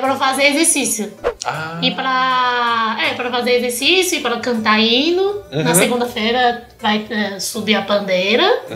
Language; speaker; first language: Portuguese; non-native, fluent; Chinese